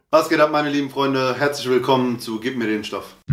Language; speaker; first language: German; native; German